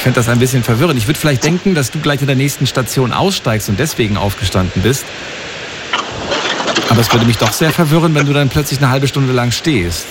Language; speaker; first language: German; native; German